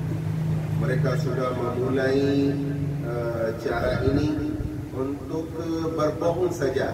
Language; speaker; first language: Indonesian; non-native, fluent; Urdu